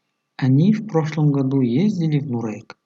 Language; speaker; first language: Russian; non-native, local second language; Tajik